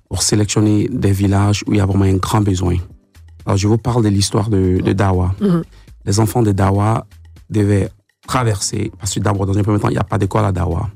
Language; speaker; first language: French; native; French